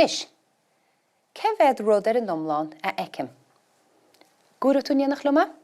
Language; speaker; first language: Irish; native; Irish